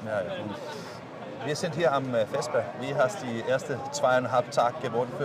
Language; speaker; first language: German; non-native, learner; Danish